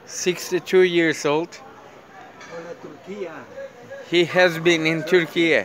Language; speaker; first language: English; non-native, fluent; Turkish